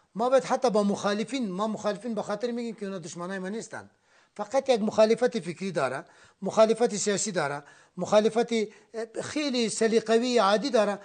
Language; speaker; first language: Persian; non-native, local second language; Pashto